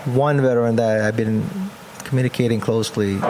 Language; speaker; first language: English; non-native, local second language; Pampanga